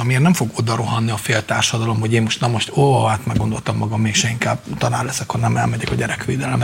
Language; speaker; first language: Hungarian; native; Hungarian